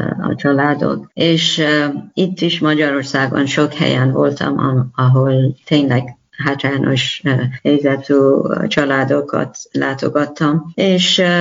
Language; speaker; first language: Hungarian; non-native, learner; Persian